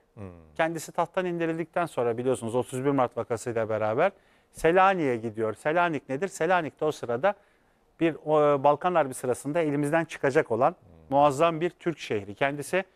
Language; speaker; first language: Turkish; native; Turkish